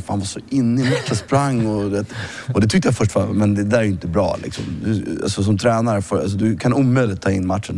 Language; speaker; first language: Swedish; native; Swedish